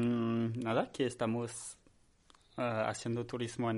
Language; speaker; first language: Spanish; non-native, learner; French